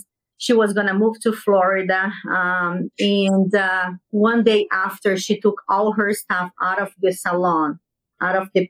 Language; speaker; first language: English; non-native, fluent; Portuguese